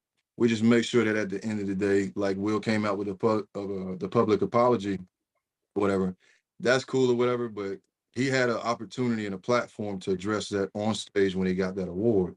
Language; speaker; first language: English; native; English